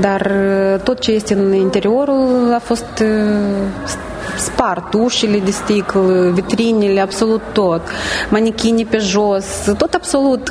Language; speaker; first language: Romanian; native; Romanian